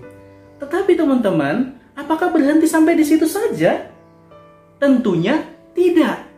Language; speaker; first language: Indonesian; native; Indonesian